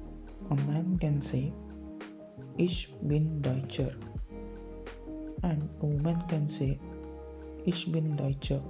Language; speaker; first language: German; non-native, fluent; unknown